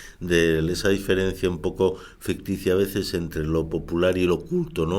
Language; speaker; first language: Spanish; native; Spanish